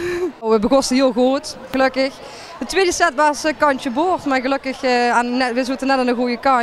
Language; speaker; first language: Dutch; native; Dutch